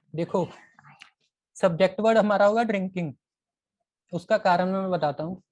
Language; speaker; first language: Hindi; non-native, local second language; Punjabi